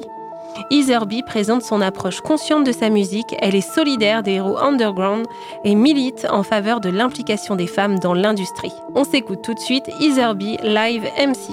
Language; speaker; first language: French; native; French